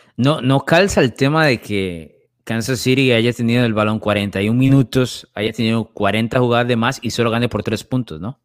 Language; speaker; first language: Spanish; native; Spanish